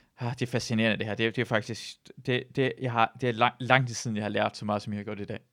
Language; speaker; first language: Danish; early bilingual, other home language; Persian